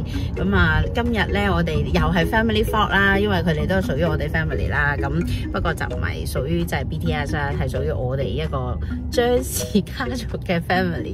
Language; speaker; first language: Cantonese; native; Cantonese